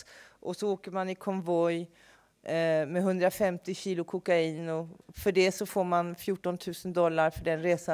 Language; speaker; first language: Swedish; non-native, fluent; English